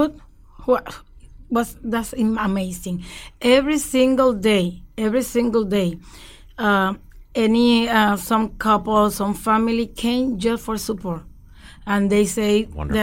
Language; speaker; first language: English; non-native, learner; Spanish